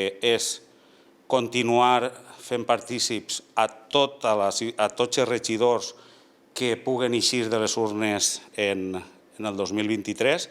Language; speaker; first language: Catalan; native; Catalan